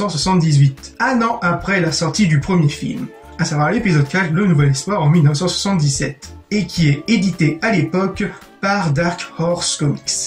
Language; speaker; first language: French; native; French